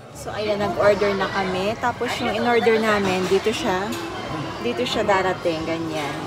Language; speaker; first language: Filipino; native; Filipino